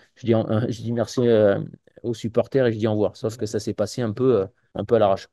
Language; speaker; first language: French; native; French